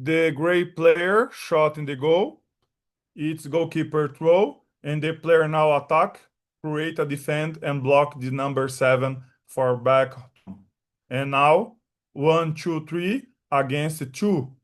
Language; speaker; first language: English; non-native, learner; Portuguese